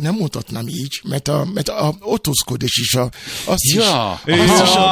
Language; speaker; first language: Hungarian; non-native, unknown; Yoruba